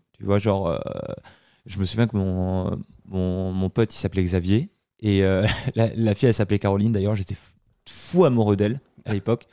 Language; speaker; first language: French; early bilingual, other home language; Arabic